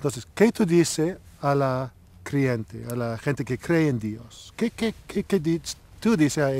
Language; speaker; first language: Spanish; non-native, learner; English